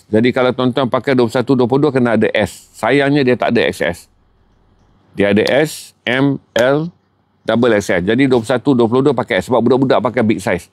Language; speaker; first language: Malay; native; Malay